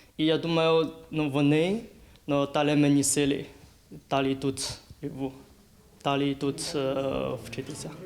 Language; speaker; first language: Ukrainian; non-native, learner; Chinese